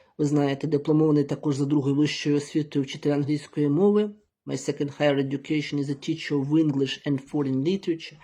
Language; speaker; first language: Ukrainian; native; Ukrainian